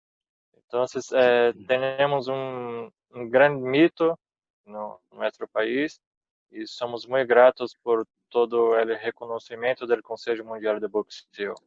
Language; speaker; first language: Spanish; non-native, fluent; Portuguese